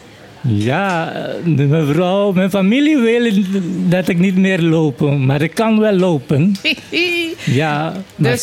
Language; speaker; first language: Dutch; non-native, learner; Papiamento